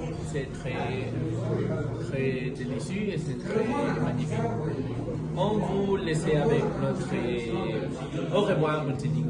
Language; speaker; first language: French; non-native, learner; Spanish